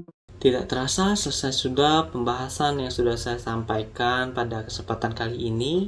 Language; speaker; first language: Indonesian; native; Indonesian